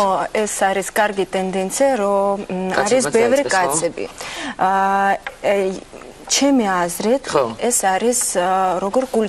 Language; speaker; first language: Georgian; non-native, learner; Russian